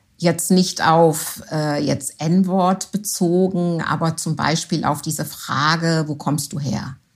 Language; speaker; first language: German; non-native, fluent; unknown